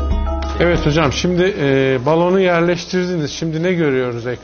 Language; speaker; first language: Turkish; native; Turkish